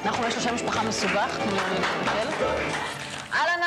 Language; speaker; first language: Hebrew; native; Hebrew